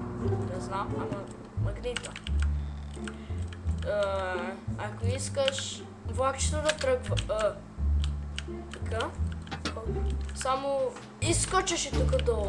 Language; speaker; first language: Bulgarian; early bilingual, heritage; Bulgarian